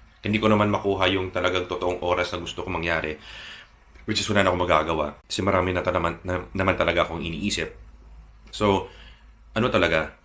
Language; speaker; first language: Filipino; native; Filipino